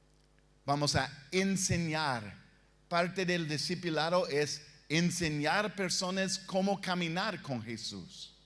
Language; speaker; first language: Spanish; non-native, fluent; English